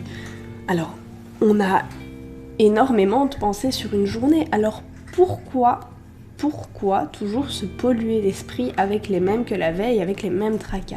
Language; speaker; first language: French; native; French